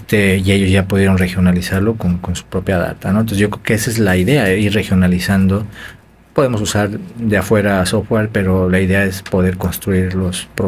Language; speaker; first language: Spanish; native; Spanish